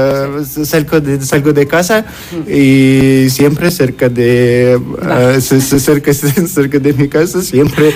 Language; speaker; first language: Spanish; non-native, learner; Russian